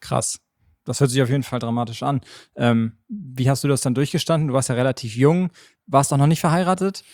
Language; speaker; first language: German; native; German